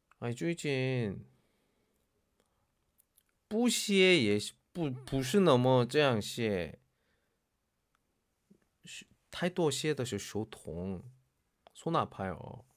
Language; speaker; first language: Chinese; non-native, learner; Korean